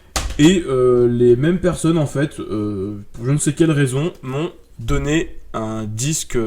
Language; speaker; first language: French; native; French